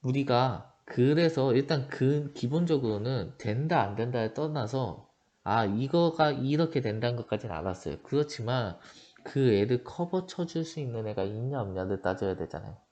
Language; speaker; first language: Korean; native; Korean